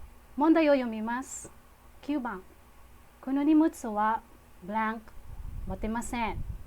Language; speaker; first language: Japanese; non-native, fluent; Filipino